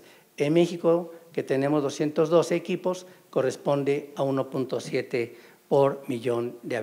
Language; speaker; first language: Spanish; native; Spanish